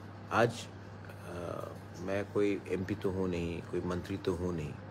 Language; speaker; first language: Hindi; non-native, local second language; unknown